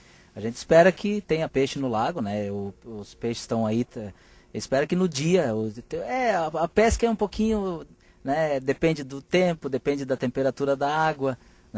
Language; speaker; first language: Portuguese; native; Portuguese